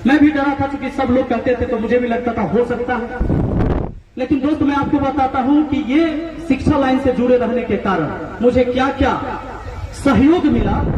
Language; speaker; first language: Hindi; native; Hindi